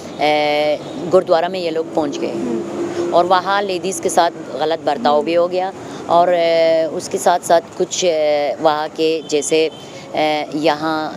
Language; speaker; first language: Hindi; non-native, fluent; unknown